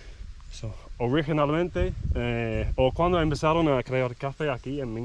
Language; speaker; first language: Spanish; non-native, learner; English